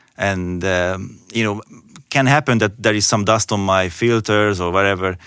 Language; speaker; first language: English; non-native, fluent; Hungarian